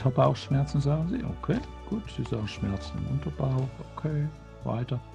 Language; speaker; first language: German; native; German